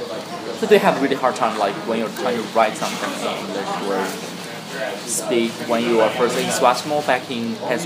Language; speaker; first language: English; non-native, fluent; Chinese